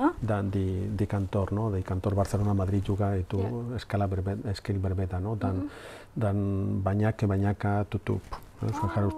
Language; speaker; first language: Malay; non-native, learner; Spanish